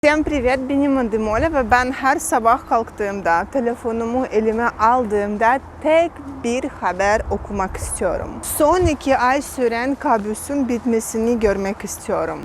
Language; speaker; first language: Turkish; non-native, fluent; Russian